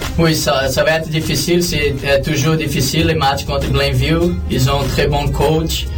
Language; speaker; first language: French; non-native, fluent; Portuguese